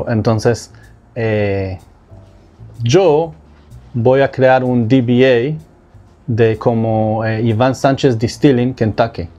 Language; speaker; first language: Spanish; non-native, fluent; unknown